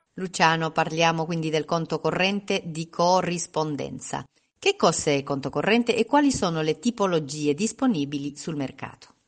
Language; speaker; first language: Italian; non-native, fluent; Spanish